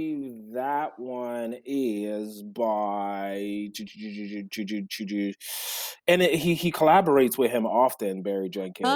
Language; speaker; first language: English; early bilingual, other home language; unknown